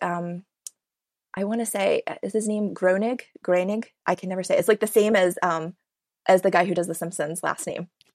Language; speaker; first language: English; native; English